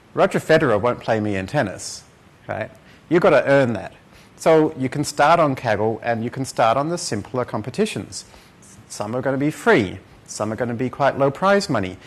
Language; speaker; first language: English; native; English